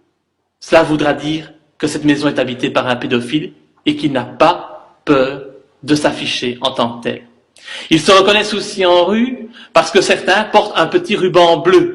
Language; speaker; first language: French; native; French